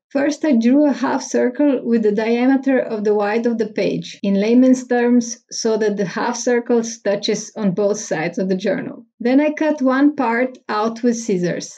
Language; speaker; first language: English; non-native, fluent; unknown